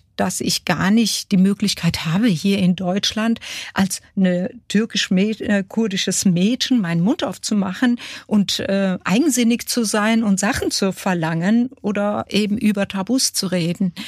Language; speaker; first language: German; early bilingual, other home language; Kurdish